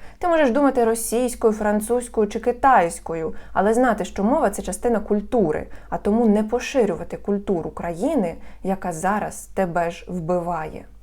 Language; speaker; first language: Ukrainian; non-native, local second language; Russian